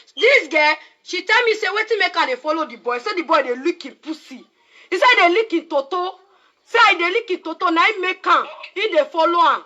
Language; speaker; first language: Nigerian Pidgin; non-native, local second language; Yoruba